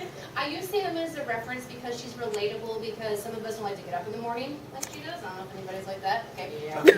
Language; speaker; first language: English; native; English